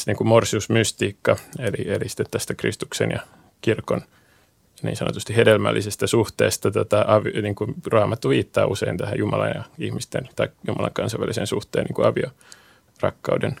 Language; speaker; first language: Finnish; native; Finnish